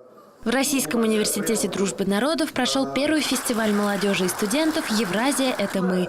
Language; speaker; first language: Russian; native; Russian